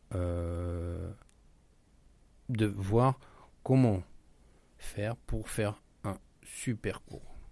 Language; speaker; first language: French; native; French